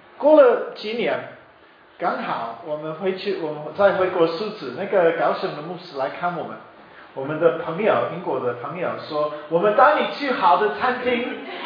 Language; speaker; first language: Chinese; non-native, fluent; English